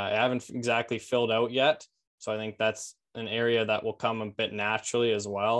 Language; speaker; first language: English; native; English